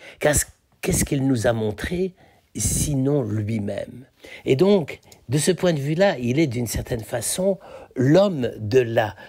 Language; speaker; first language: French; native; French